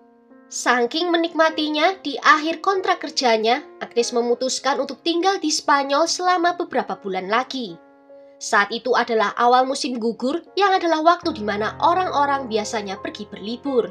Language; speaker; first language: Indonesian; native; Indonesian